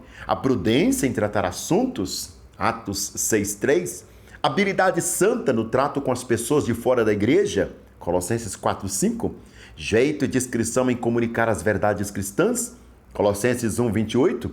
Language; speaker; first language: Portuguese; native; Portuguese